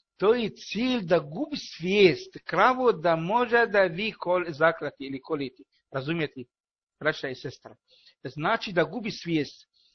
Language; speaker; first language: Bosnian; non-native, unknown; Arabic